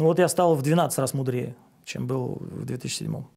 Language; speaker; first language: Russian; native; Russian